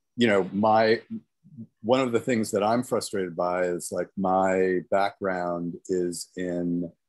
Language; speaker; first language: English; native; English